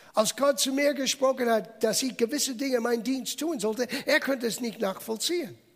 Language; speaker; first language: German; non-native, fluent; English